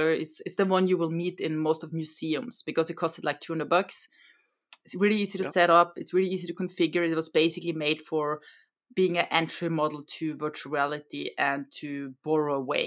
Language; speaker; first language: English; non-native, fluent; German